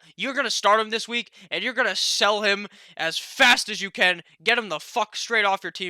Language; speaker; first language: English; native; English